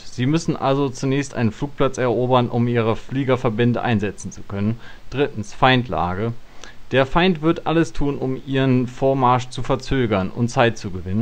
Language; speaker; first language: German; native; German